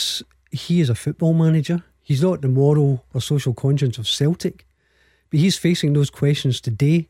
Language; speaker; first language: English; native; English